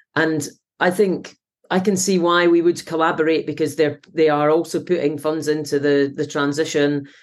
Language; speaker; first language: English; native; English